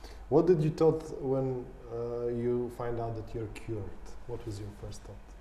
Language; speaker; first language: English; non-native, fluent; Macedonian